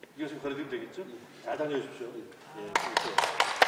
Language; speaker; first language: Korean; native; Korean